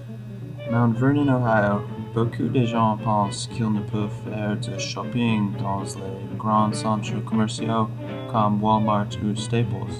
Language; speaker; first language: French; non-native, learner; English